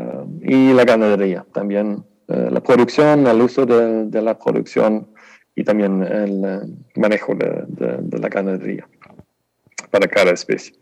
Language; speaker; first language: Spanish; non-native, fluent; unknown